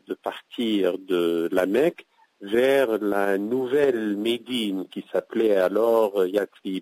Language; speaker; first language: French; non-native, local second language; Arabic